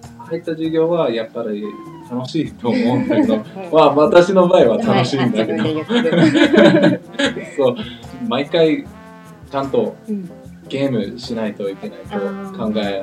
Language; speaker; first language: Japanese; non-native, learner; English